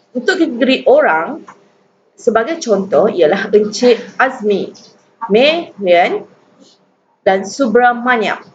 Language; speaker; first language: Malay; native; Malay